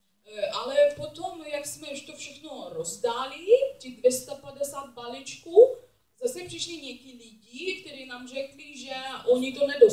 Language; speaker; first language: Czech; non-native, learner; English